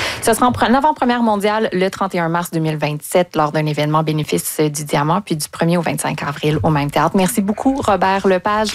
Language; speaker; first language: French; native; French